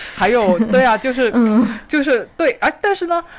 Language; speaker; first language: Chinese; native; Chinese